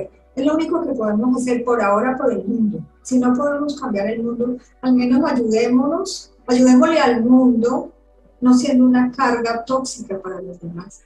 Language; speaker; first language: Spanish; native; Spanish